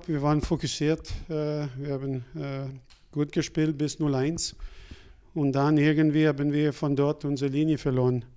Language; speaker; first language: German; non-native, fluent; French